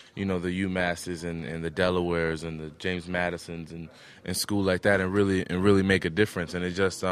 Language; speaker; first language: English; early bilingual, other home language; Spanish